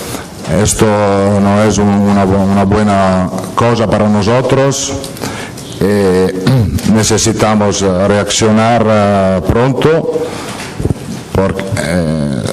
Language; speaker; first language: Spanish; non-native, fluent; Italian